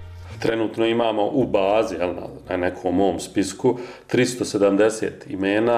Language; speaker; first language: Croatian; native; Croatian